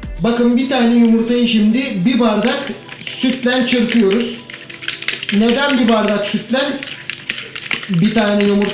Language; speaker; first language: Turkish; native; Turkish